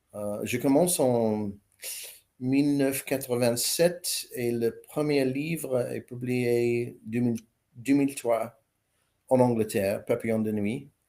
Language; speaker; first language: French; non-native, learner; English